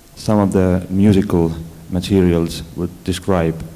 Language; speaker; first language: English; non-native, fluent; Estonian